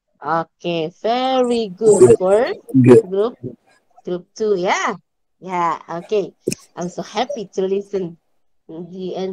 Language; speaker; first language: English; non-native, learner; Indonesian